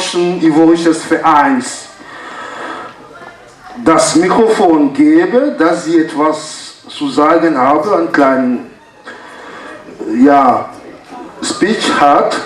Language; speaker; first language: German; non-native, fluent; French